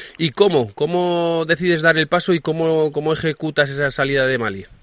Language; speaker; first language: Spanish; native; Spanish